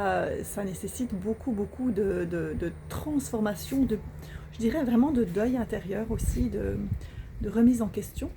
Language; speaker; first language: French; native; French